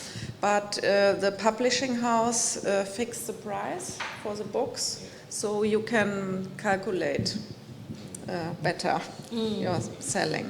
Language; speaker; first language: English; non-native, fluent; German